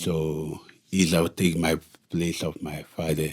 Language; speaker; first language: English; non-native, local second language; Haitian Creole